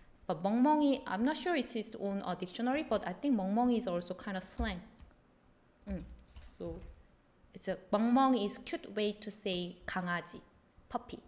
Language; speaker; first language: English; non-native, fluent; Korean